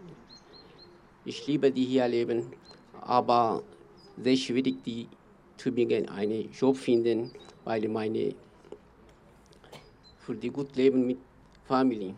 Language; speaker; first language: German; non-native, learner; Kurdish